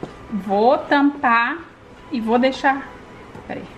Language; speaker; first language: Portuguese; native; Portuguese